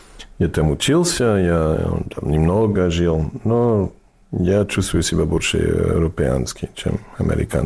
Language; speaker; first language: Russian; non-native, fluent; English